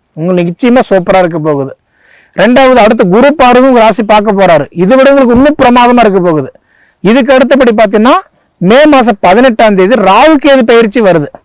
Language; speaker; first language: Tamil; native; Tamil